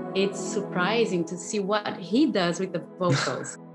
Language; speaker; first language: English; native; English